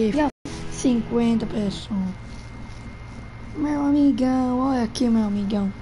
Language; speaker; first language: Portuguese; non-native, fluent; Italian